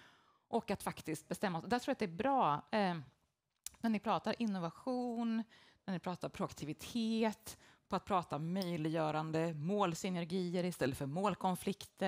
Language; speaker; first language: Swedish; native; Swedish